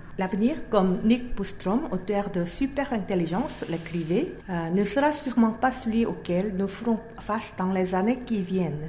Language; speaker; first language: French; non-native, fluent; Korean